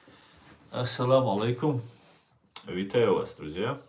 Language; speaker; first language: Russian; non-native, local second language; Chechen